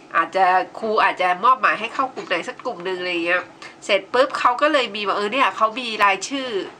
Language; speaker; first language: Thai; native; Thai